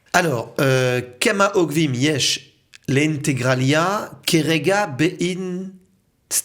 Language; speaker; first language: Hebrew; non-native, learner; French